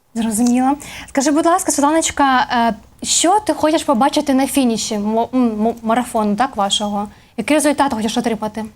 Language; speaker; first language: Ukrainian; native; Ukrainian